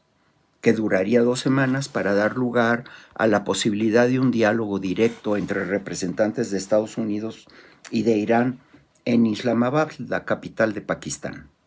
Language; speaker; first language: Spanish; native; Spanish